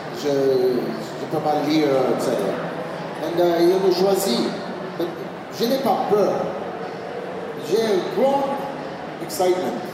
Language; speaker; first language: French; non-native, learner; English